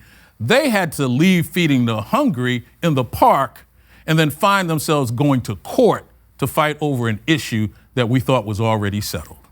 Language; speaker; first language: English; native; English